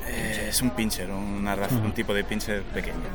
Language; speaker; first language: Spanish; native; Spanish